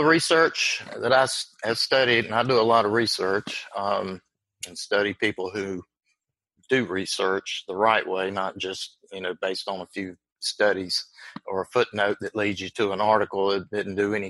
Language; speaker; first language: English; native; English